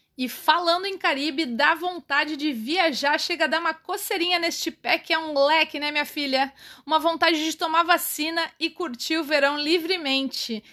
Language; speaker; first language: Portuguese; native; Portuguese